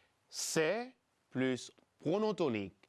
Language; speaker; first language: French; non-native, fluent; Spanish